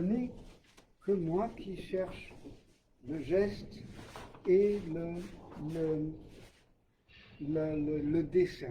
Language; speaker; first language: French; native; French